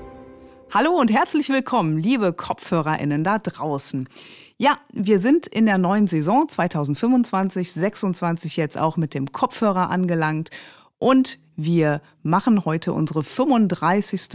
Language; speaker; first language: German; native; German